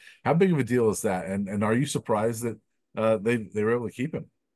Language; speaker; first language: English; native; English